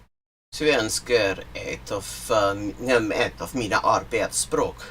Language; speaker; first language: Swedish; non-native, learner; English